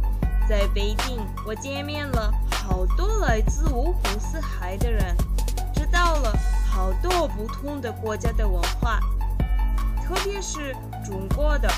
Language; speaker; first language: Chinese; non-native, learner; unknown